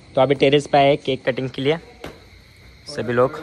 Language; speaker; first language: Hindi; non-native, local second language; Marathi